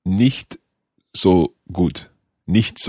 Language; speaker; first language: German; non-native, learner; English